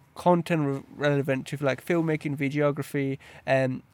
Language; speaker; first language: English; early bilingual, other home language; Polish